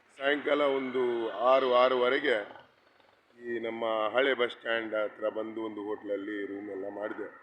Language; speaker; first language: Kannada; non-native, local second language; Tulu